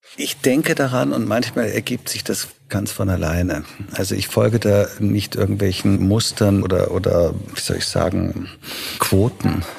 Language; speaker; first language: German; native; German